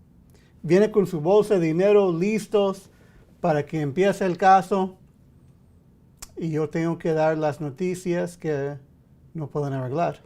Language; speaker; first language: Spanish; early bilingual, heritage; English